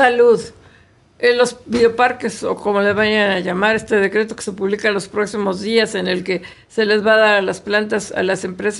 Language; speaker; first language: Spanish; native; Spanish